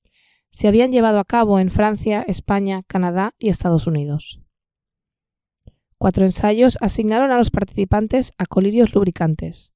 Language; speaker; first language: Spanish; native; Spanish